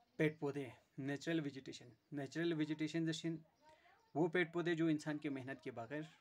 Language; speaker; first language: Hindi; non-native, local second language; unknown